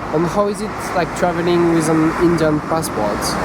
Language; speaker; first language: English; non-native, fluent; French